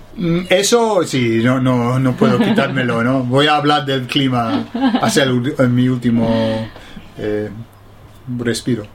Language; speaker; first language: Spanish; non-native, fluent; English